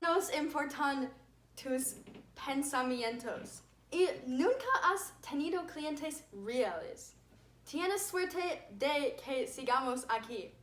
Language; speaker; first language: Spanish; non-native, learner; English